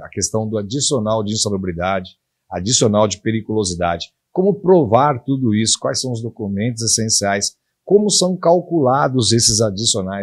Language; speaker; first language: Portuguese; native; Portuguese